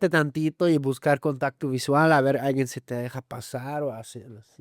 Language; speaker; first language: Spanish; native; Spanish